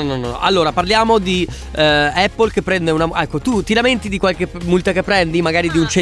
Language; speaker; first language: Italian; native; Italian